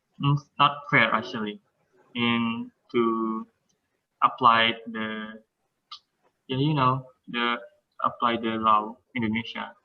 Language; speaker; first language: English; non-native, learner; Indonesian